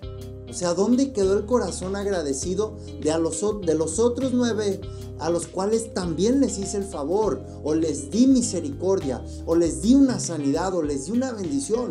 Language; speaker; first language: Spanish; native; Spanish